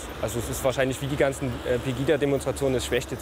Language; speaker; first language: German; native; German